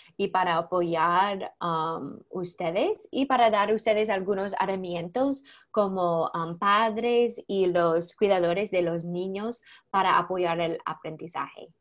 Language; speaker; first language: Spanish; non-native, learner; English